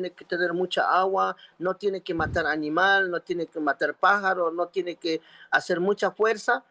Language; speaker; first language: Spanish; non-native, local second language; Quechua